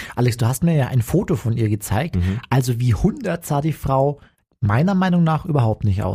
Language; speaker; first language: German; native; German